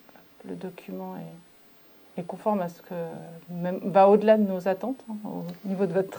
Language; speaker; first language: French; native; French